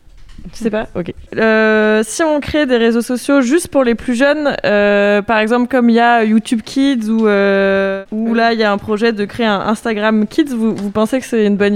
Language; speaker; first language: French; native; French